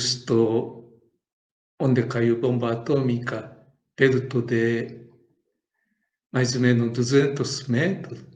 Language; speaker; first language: Portuguese; non-native, learner; Japanese